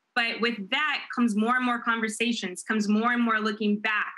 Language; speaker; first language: English; native; English